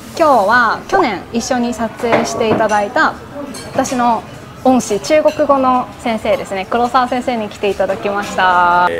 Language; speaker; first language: Japanese; native; Japanese